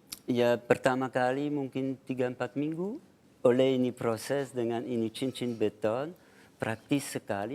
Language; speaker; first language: Indonesian; non-native, fluent; French